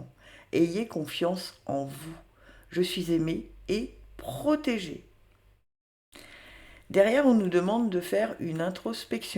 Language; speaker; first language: French; native; French